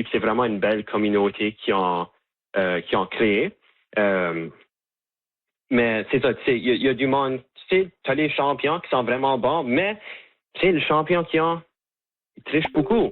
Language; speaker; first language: French; native; French